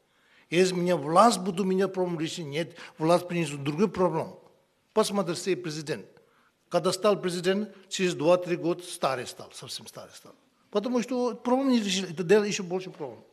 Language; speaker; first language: Russian; non-native, learner; Tibetan